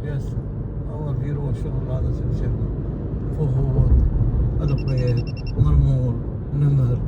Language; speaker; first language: Arabic; non-native, learner; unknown